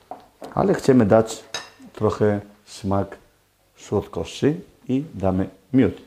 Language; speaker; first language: Polish; non-native, learner; Greek